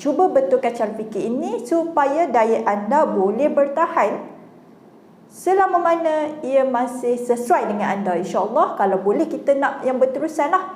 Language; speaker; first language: Malay; native; Malay